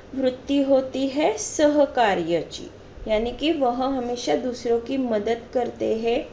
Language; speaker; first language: Hindi; non-native, local second language; Marathi